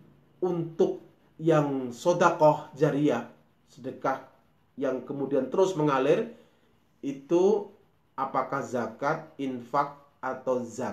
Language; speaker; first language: Indonesian; native; Indonesian